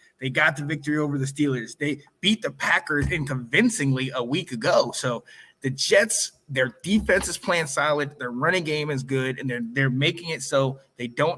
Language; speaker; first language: English; native; English